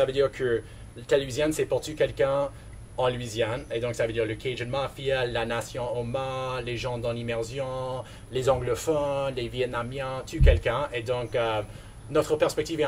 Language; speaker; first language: French; non-native, local second language; English